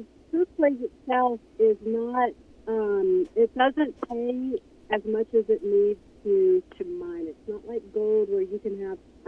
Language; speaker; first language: English; native; English